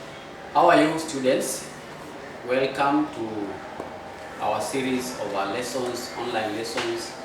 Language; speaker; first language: English; non-native, local second language; Swahili